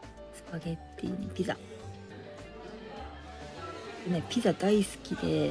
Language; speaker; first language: Japanese; native; Japanese